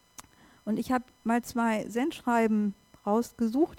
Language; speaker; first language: German; native; German